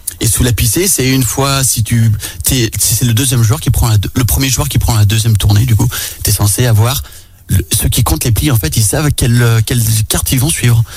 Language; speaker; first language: French; native; French